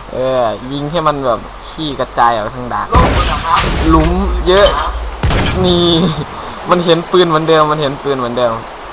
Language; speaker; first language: Thai; native; Thai